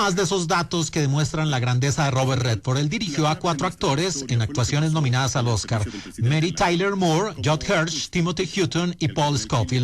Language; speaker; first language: Spanish; native; Spanish